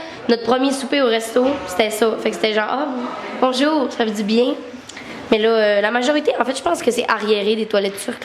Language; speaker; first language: French; native; French